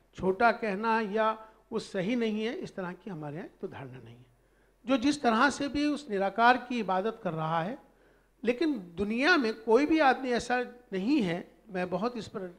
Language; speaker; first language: Hindi; native; Hindi